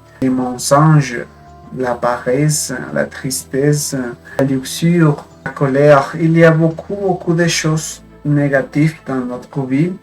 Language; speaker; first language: French; non-native, fluent; Spanish